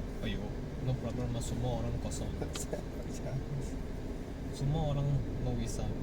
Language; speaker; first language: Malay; non-native, learner; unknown